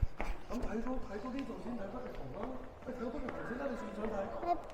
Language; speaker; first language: Cantonese; native; Cantonese